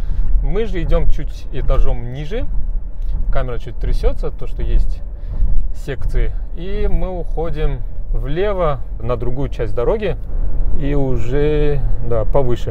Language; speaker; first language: Russian; native; Russian